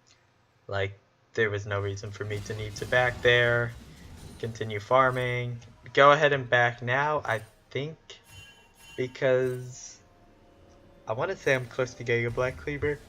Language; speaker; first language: English; native; English